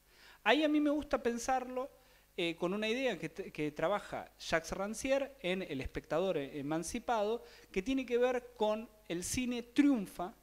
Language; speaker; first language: Spanish; native; Spanish